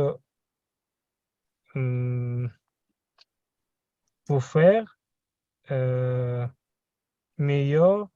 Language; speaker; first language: French; non-native, learner; Russian